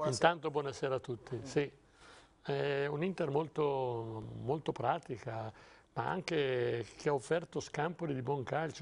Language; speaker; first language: Italian; native; Italian